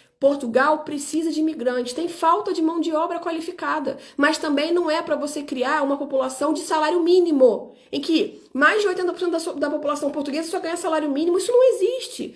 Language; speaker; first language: Portuguese; native; Portuguese